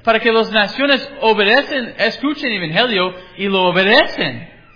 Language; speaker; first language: Spanish; non-native, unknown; English